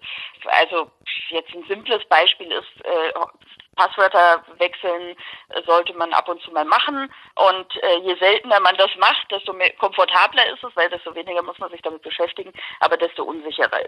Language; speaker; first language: German; native; German